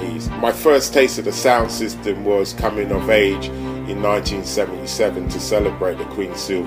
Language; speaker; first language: English; native; English